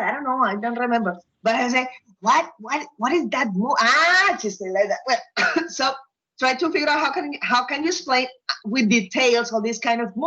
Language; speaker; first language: English; non-native, fluent; Spanish